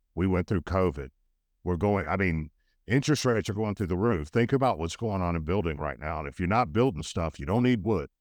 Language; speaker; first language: English; native; English